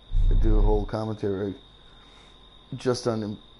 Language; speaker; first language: English; native; English